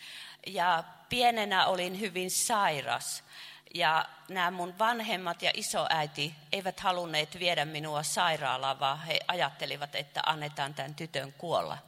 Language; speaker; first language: Finnish; non-native, fluent; Chinese